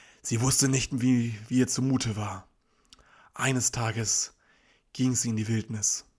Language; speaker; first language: German; native; German